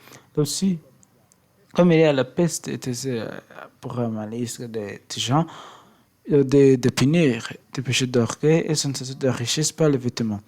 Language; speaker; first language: French; non-native, learner; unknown